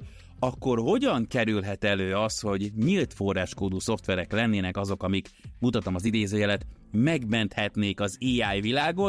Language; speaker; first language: Hungarian; native; Hungarian